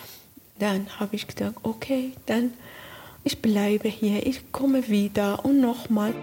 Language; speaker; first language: German; non-native, learner; Persian